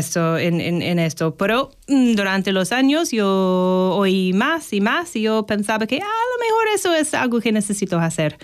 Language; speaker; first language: Spanish; non-native, learner; English